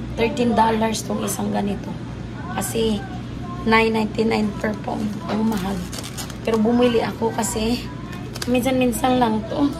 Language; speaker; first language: Filipino; non-native, local second language; Cebuano